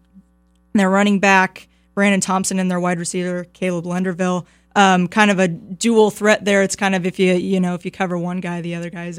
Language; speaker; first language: English; native; English